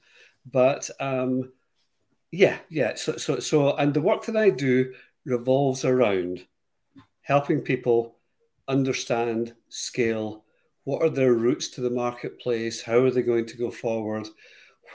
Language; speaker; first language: English; native; English